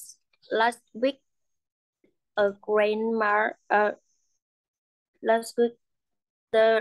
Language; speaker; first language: English; non-native, learner; Vietnamese